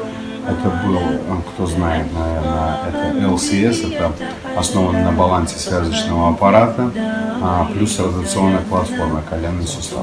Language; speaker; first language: Russian; native; Russian